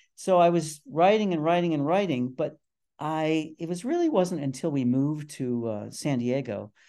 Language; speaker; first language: English; native; English